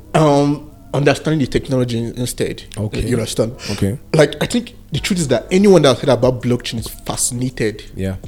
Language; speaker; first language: English; non-native, local second language; Igbo